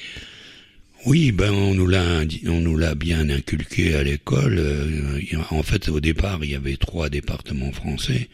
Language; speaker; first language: French; native; French